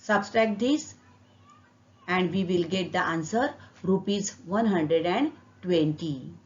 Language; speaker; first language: English; non-native, local second language; Marathi